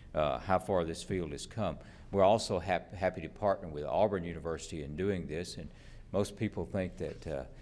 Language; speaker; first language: English; native; English